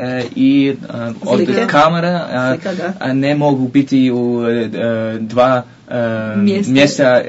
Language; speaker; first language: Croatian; non-native, learner; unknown